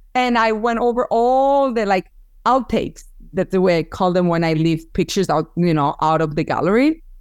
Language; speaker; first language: English; non-native, fluent; Spanish